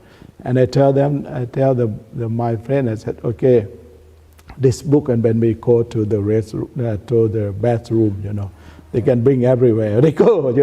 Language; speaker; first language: English; non-native, learner; Thai